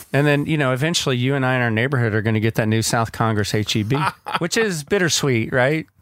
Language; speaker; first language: English; native; English